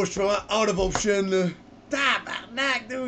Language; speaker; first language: French; native; French